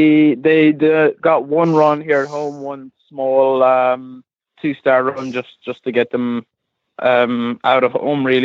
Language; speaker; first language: English; native; English